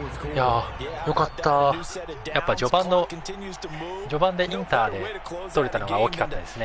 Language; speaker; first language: Japanese; native; Japanese